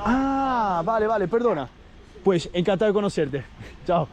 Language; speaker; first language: Spanish; non-native, fluent; Italian